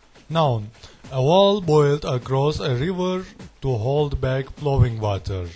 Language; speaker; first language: English; non-native, learner; Turkish